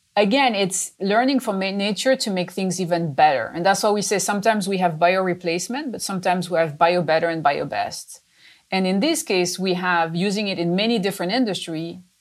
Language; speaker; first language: English; non-native, fluent; French